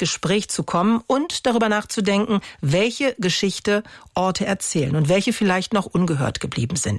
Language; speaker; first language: German; native; German